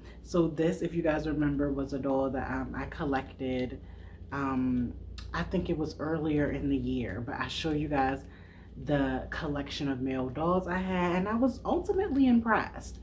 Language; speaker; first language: English; native; English